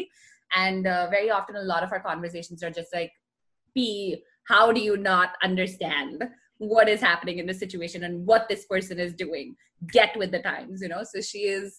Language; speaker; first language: English; non-native, local second language; Hindi